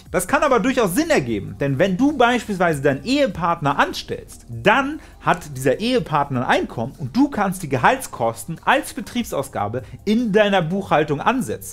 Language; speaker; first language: German; native; German